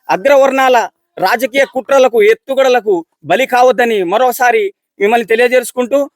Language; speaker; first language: Telugu; non-native, local second language; Lambadi